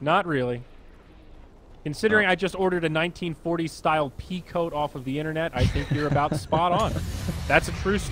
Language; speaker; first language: English; native; English